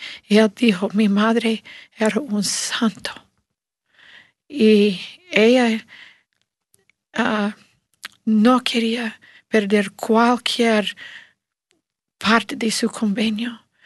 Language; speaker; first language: Spanish; non-native, learner; English